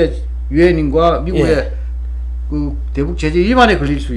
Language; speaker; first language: Korean; native; Korean